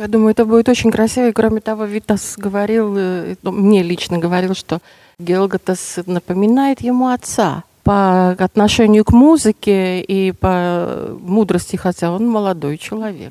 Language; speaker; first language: Russian; native; Russian